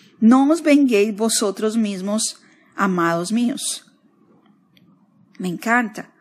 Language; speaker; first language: Spanish; native; Spanish